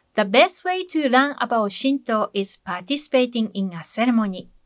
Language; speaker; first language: English; non-native, fluent; Japanese